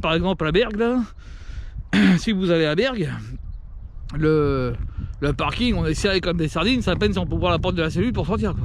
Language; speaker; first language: French; native; French